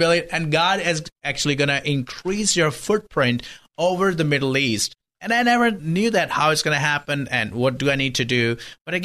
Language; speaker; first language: English; non-native, local second language; Urdu